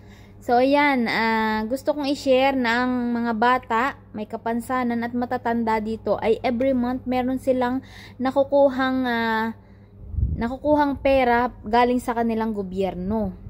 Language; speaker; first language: Filipino; native; Filipino